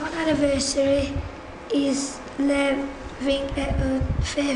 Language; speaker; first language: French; non-native, learner; English